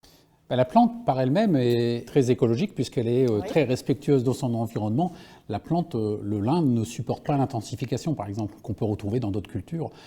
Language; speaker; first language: French; native; French